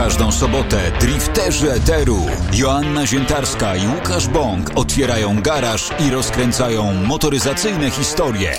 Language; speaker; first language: Polish; native; Polish